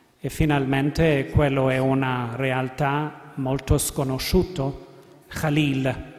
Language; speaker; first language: Italian; non-native, learner; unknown